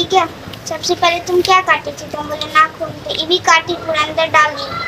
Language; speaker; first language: Hindi; native; Hindi